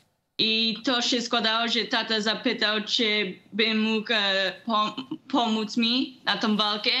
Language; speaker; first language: Polish; early bilingual, heritage; Polish